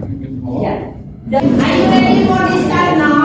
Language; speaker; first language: English; non-native, learner; Indonesian